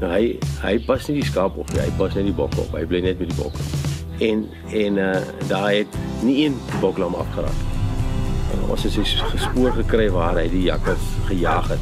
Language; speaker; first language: Dutch; non-native, learner; Afrikaans